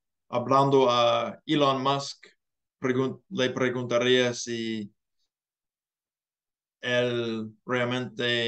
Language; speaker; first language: Spanish; non-native, learner; English